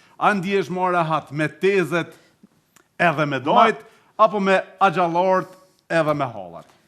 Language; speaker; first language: Albanian; native; Albanian